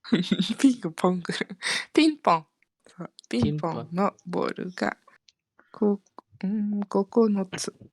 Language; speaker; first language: Japanese; non-native, fluent; Malay